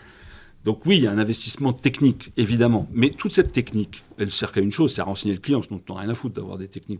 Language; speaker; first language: French; native; French